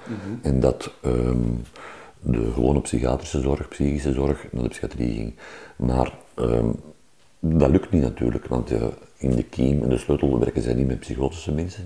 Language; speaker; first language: Dutch; native; Dutch